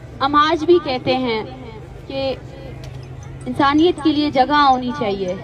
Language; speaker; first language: Urdu; non-native, local second language; Baluchi